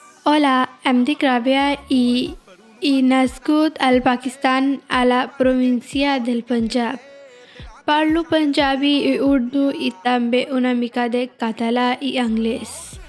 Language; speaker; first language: Catalan; non-native, learner; Punjabi